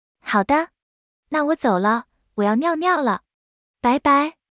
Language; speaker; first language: Chinese; non-native, learner; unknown